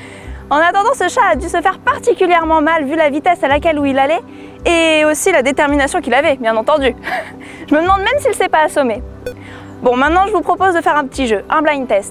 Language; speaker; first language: French; native; French